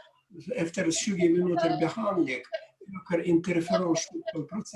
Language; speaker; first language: Swedish; non-native, fluent; Russian